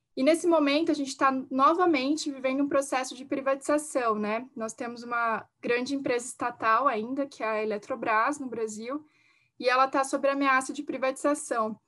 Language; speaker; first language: Portuguese; native; Portuguese